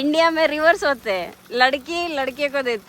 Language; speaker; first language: Hindi; non-native, local second language; Telugu